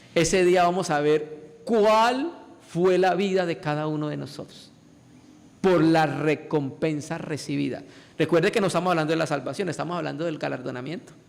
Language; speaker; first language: Spanish; native; Spanish